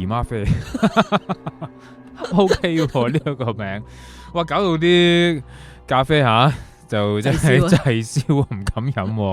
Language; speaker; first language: Cantonese; native; Cantonese